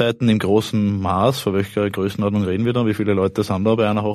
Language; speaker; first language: German; native; German